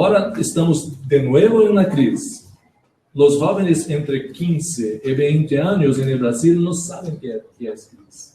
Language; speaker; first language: Spanish; non-native, learner; Portuguese